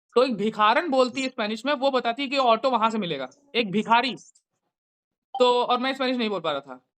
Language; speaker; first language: Hindi; native; Hindi